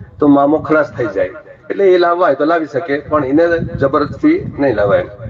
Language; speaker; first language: Gujarati; non-native, local second language; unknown